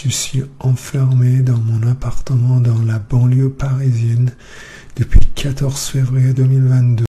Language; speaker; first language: French; non-native, fluent; Persian